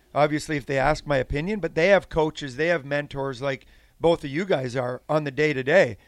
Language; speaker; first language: English; native; English